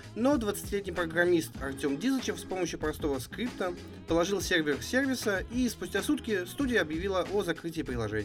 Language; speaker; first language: Russian; native; Russian